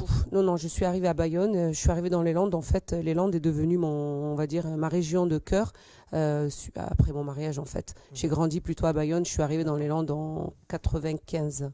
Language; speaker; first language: French; native; French